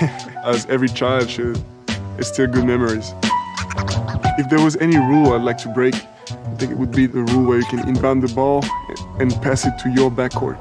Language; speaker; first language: English; non-native, fluent; French